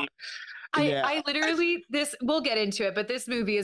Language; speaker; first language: English; native; English